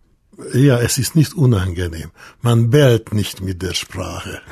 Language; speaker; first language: German; non-native, fluent; Hungarian